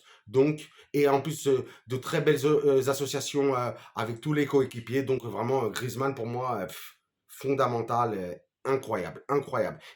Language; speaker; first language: French; native; French